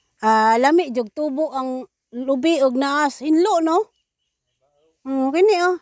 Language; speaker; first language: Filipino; non-native, local second language; Cebuano